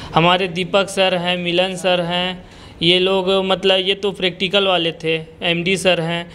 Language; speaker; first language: Hindi; native; Hindi